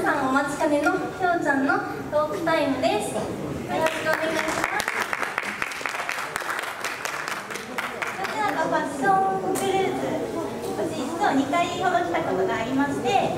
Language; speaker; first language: Japanese; native; Japanese